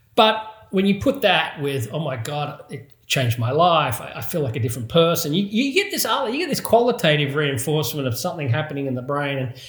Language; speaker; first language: English; native; English